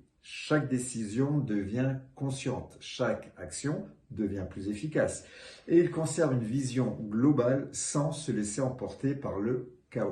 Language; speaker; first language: French; native; French